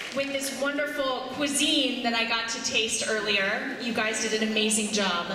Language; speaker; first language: English; native; English